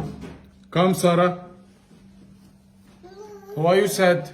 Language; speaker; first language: English; non-native, learner; Arabic